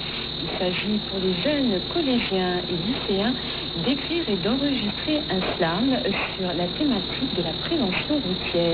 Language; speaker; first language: French; native; French